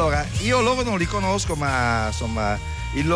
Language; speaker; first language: Italian; native; Italian